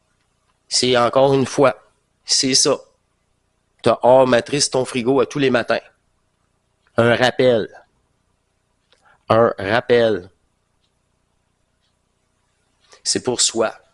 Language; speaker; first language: French; native; French